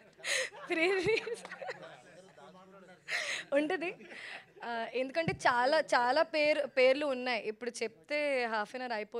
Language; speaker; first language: Telugu; non-native, local second language; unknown